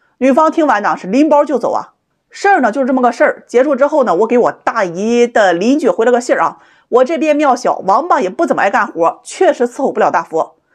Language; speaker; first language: Chinese; native; Chinese